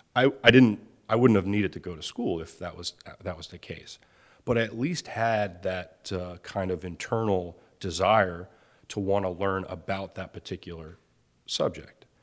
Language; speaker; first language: English; native; English